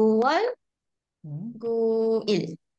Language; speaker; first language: Korean; non-native, learner; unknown